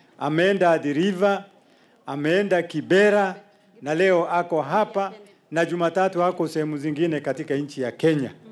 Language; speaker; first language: Swahili; native; Swahili